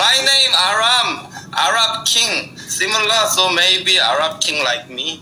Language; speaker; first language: English; non-native, learner; Korean